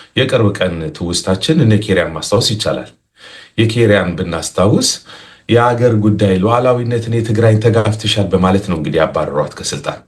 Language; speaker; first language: Amharic; non-native, local second language; Tigrinya